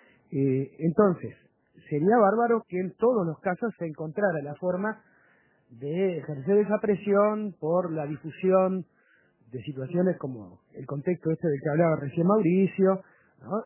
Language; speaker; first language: Spanish; native; Spanish